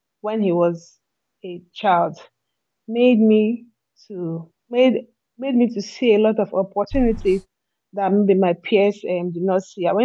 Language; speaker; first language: English; non-native, local second language; Igbo